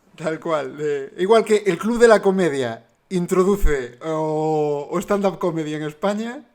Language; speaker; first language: Spanish; non-native, local second language; Galician